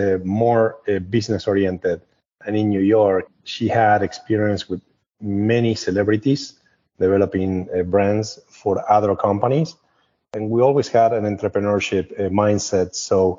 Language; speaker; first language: English; non-native, fluent; Spanish